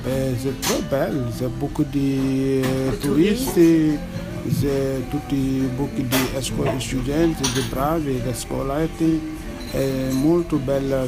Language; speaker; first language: French; non-native, learner; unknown